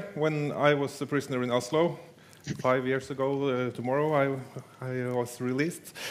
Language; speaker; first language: English; non-native, fluent; Norwegian